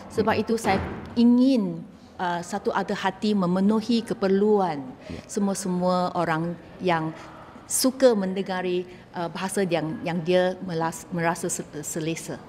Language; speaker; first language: Malay; non-native, local second language; Chinese